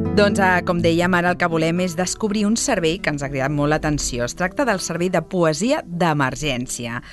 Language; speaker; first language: Catalan; native; Catalan